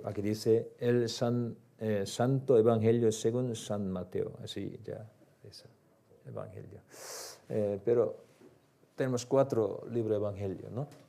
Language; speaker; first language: Spanish; non-native, learner; Korean